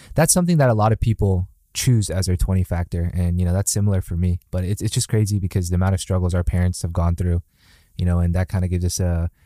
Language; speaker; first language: English; native; English